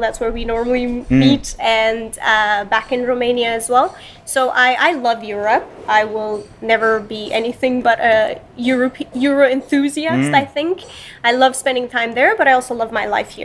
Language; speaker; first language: English; non-native, fluent; Romanian